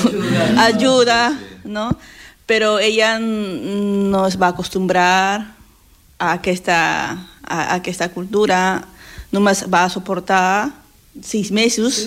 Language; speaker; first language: Catalan; non-native, learner; Spanish